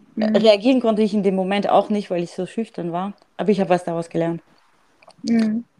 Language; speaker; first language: German; non-native, fluent; French